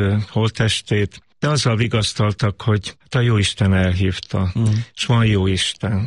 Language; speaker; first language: Hungarian; native; Hungarian